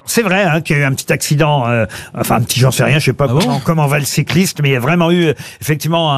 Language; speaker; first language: French; native; French